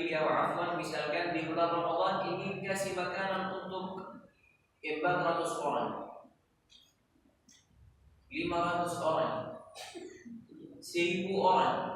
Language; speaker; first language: Indonesian; non-native, learner; Arabic